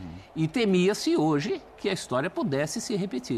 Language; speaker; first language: Portuguese; native; Portuguese